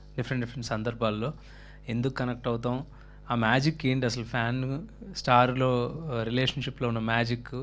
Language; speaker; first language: Telugu; native; Telugu